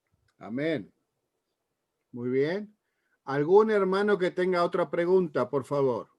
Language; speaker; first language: Spanish; native; Spanish